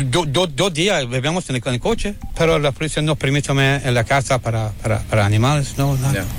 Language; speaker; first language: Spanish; non-native, learner; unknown